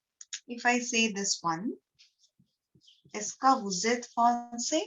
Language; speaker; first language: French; non-native, learner; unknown